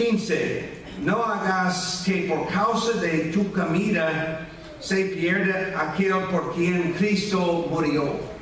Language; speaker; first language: Spanish; non-native, fluent; English